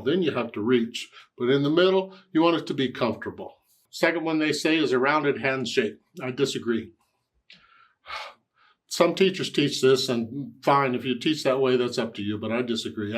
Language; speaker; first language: English; native; English